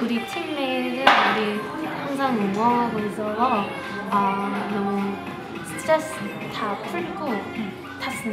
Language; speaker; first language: Korean; early bilingual, heritage; Korean